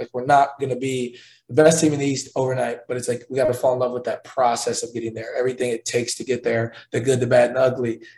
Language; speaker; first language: English; native; English